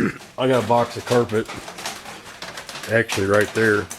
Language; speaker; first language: English; native; English